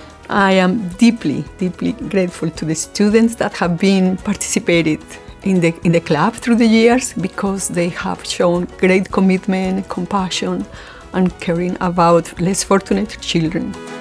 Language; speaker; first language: English; non-native, fluent; Spanish